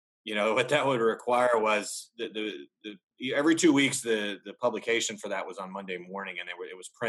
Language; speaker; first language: English; native; English